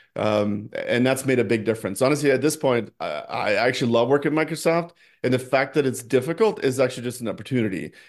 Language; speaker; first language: English; non-native, fluent; Norwegian